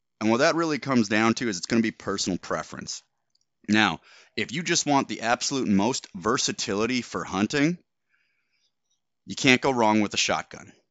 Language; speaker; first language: English; native; English